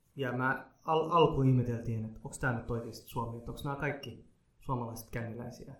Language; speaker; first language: Finnish; early bilingual, other home language; Somali